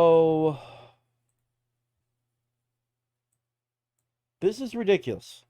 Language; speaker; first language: English; native; English